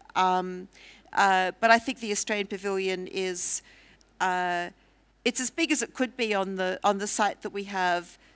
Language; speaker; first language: English; native; English